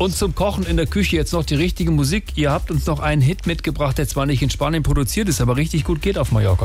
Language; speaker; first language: German; native; German